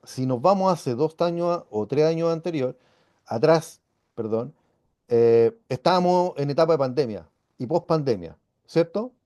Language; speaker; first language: Spanish; native; Spanish